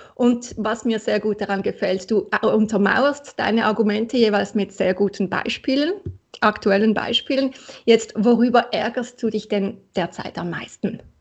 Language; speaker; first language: German; native; German